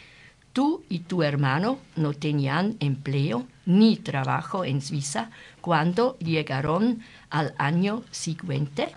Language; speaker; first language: Spanish; non-native, learner; German